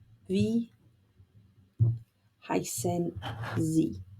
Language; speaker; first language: German; non-native, fluent; English